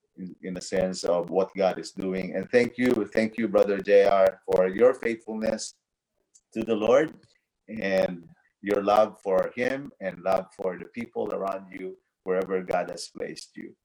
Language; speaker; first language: English; non-native, local second language; Cebuano